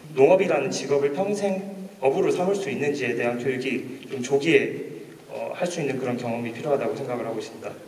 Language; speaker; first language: Korean; native; Korean